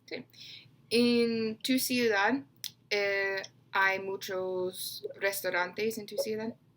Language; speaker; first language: Spanish; non-native, learner; English